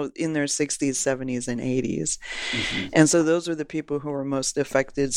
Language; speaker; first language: English; native; English